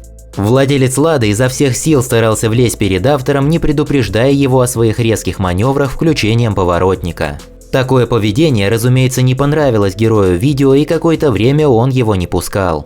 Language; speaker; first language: Russian; native; Russian